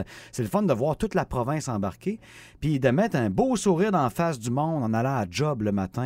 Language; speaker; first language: French; native; French